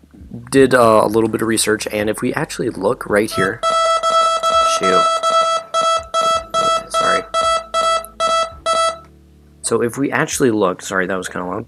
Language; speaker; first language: English; native; English